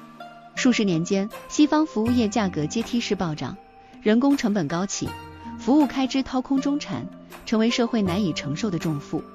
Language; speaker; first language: Chinese; native; Chinese